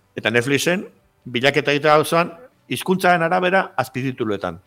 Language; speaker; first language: Basque; native; Basque